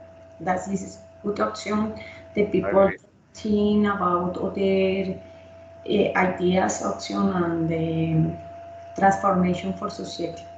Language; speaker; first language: English; non-native, learner; Spanish